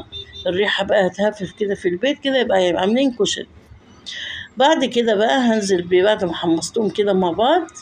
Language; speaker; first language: Arabic; native; Arabic